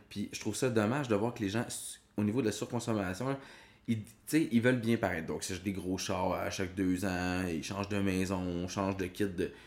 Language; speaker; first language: French; native; French